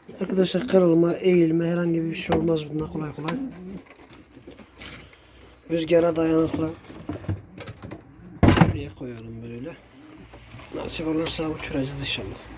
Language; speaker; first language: Turkish; native; Turkish